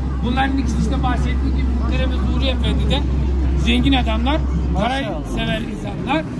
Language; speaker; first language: Turkish; native; Turkish